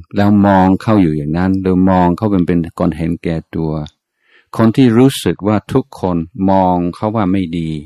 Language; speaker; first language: Thai; non-native, fluent; English